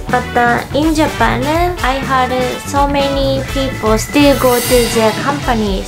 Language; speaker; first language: English; non-native, learner; Japanese